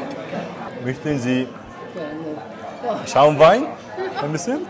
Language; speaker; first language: German; non-native, fluent; Korean